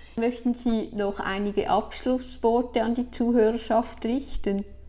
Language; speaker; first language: German; native; German